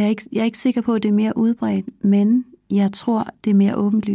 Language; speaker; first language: Danish; native; Danish